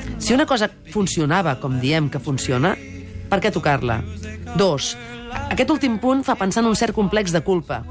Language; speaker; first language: Catalan; native; Catalan